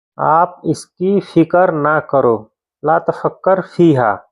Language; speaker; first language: Hindi; native; Hindi